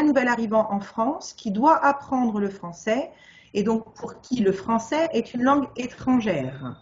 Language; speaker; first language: French; native; French